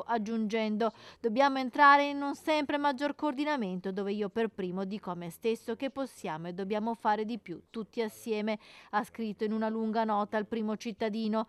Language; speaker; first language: Italian; native; Italian